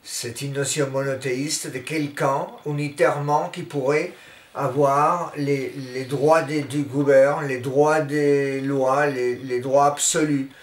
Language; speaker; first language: French; non-native, fluent; Spanish